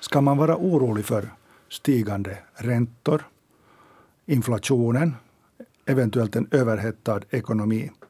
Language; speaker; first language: Swedish; native; Swedish